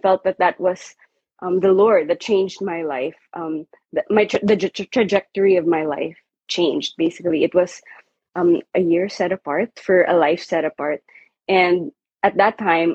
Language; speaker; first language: English; non-native, local second language; Filipino